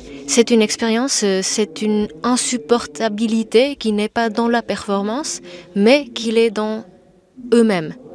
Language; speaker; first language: French; non-native, fluent; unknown